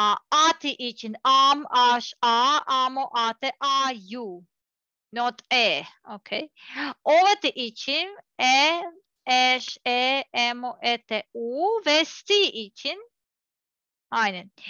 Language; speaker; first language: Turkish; non-native, learner; Serbian